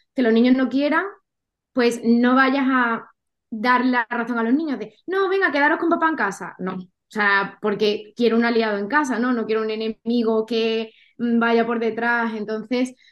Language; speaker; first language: Spanish; native; Spanish